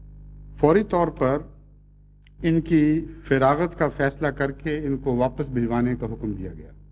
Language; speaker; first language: Urdu; native; Urdu